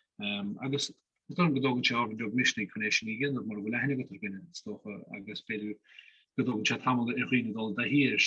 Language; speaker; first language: Irish; native; Irish